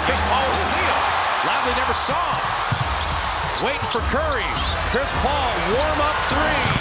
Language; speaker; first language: English; native; English